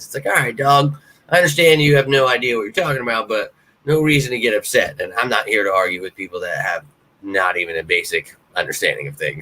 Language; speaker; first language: English; native; English